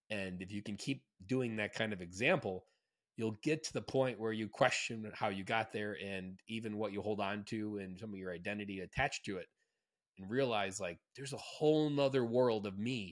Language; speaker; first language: English; native; English